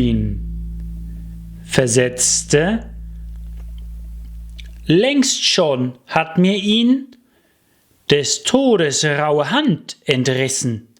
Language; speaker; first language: German; native; German